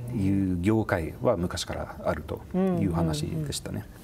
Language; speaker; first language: Japanese; non-native, fluent; English